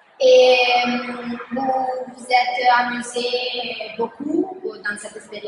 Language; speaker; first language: French; non-native, learner; Italian